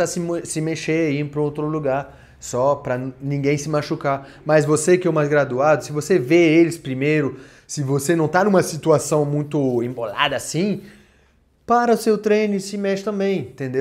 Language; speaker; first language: Portuguese; non-native, fluent; French